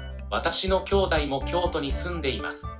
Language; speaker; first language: Japanese; non-native, learner; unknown